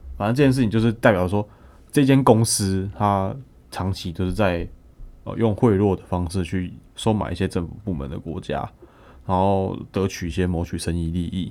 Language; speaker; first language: Chinese; native; Chinese